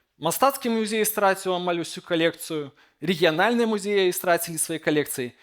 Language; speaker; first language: Belarusian; native; Belarusian